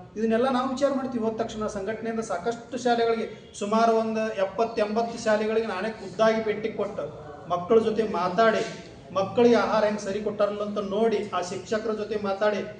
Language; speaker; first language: Kannada; native; Kannada